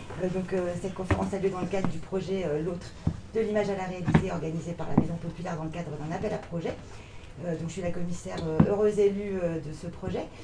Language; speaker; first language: French; native; French